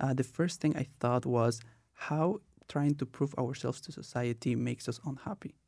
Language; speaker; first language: English; non-native, fluent; Spanish